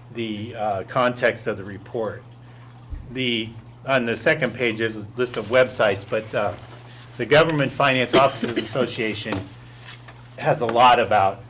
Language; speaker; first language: English; native; English